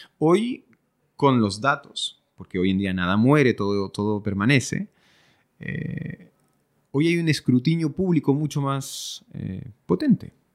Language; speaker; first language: Spanish; early bilingual, other home language; French